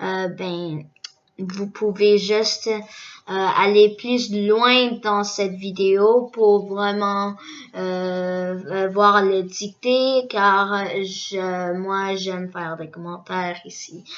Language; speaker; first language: French; early bilingual, other home language; Korean